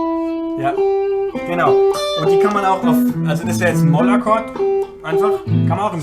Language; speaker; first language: German; native; German